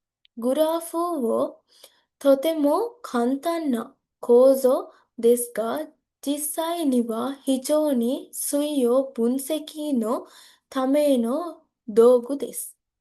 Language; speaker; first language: Japanese; non-native, learner; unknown